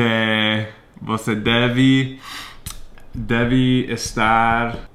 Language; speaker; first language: Portuguese; non-native, fluent; English